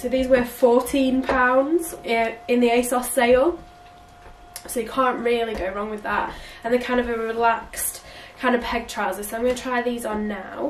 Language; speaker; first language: English; native; English